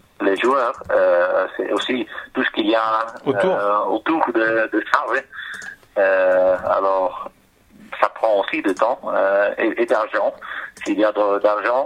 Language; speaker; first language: French; non-native, learner; Spanish